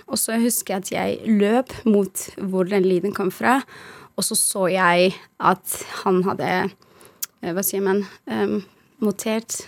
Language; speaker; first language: Norwegian; non-native, fluent; Arabic